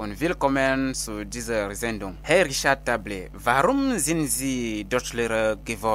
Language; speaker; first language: German; non-native, fluent; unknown